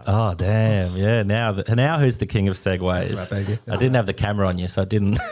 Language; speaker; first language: English; native; English